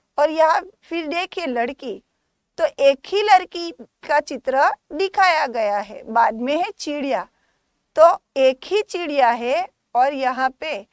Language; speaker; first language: Hindi; non-native, local second language; Gujarati